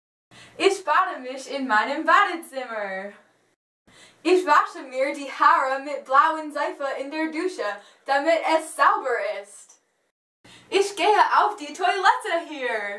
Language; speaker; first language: German; non-native, learner; English